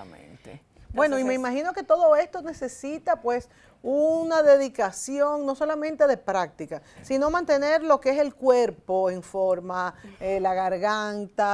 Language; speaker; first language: Spanish; native; Spanish